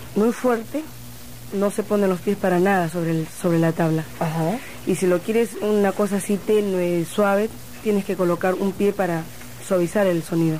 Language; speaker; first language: Spanish; native; Spanish